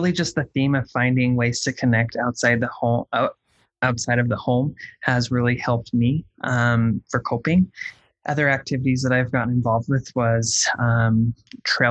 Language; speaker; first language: English; native; English